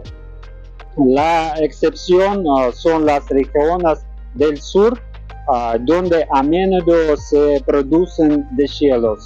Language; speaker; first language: Spanish; non-native, learner; Russian